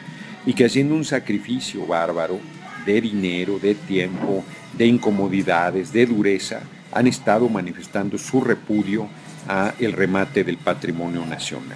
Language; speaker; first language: Spanish; native; Spanish